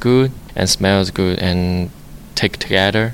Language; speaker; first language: English; non-native, learner; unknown